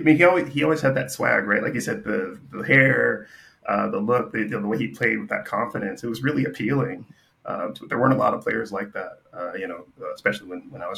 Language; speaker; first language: English; native; English